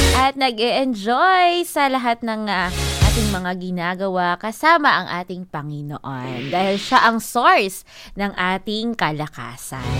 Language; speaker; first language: Filipino; non-native, local second language; Hiligaynon